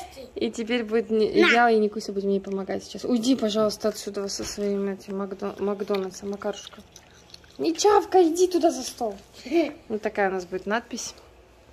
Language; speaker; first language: Russian; native; Russian